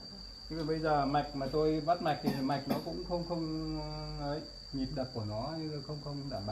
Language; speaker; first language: Vietnamese; native; Vietnamese